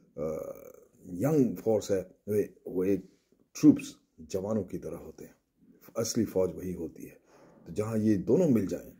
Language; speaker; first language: Urdu; native; Urdu